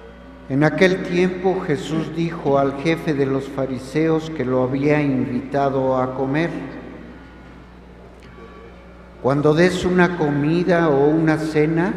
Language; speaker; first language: Spanish; native; Spanish